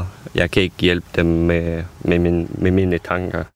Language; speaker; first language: Danish; non-native, fluent; Ukrainian